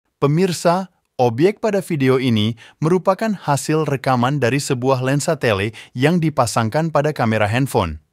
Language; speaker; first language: Indonesian; native; Indonesian